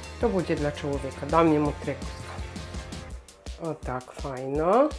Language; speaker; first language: Polish; non-native, learner; Ukrainian